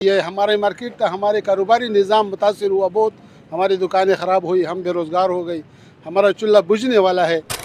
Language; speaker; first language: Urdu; non-native, local second language; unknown